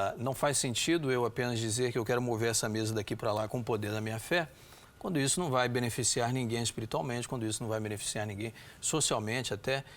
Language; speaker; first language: Portuguese; native; Portuguese